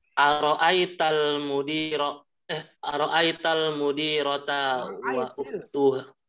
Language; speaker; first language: Arabic; non-native, learner; Indonesian